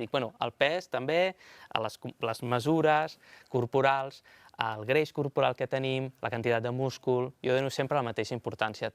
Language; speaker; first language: Catalan; native; Catalan